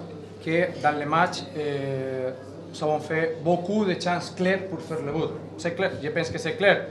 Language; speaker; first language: French; non-native, learner; Catalan